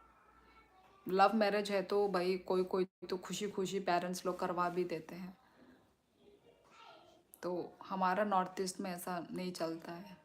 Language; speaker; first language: Hindi; non-native, local second language; Kok Borok